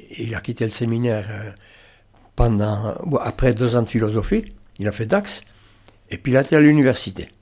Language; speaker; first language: French; non-native, local second language; Basque